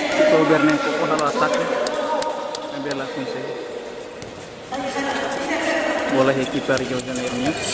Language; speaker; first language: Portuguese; non-native, local second language; Tetum